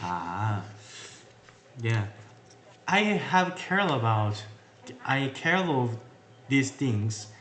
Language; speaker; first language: English; non-native, learner; Korean